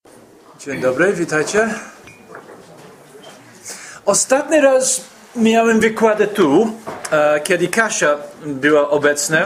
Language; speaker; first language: Polish; non-native, fluent; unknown